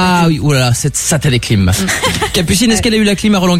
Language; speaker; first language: French; native; French